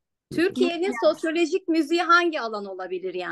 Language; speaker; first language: Turkish; native; Turkish